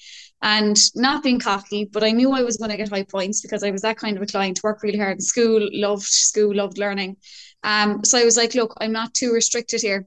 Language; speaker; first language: English; native; English